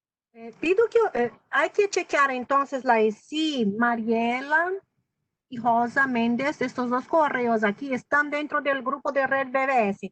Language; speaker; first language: Spanish; non-native, fluent; Portuguese